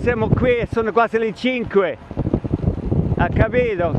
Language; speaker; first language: Italian; non-native, learner; English